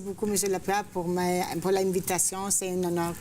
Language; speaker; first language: French; non-native, fluent; Greek